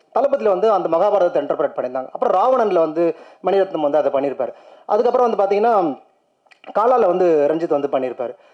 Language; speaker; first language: Tamil; native; Tamil